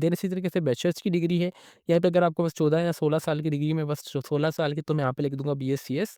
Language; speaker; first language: Hindi; non-native, local second language; Punjabi